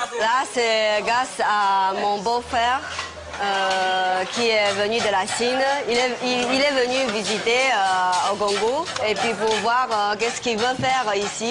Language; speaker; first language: French; non-native, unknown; Chinese